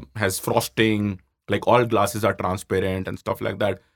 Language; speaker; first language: English; non-native, local second language; Hindi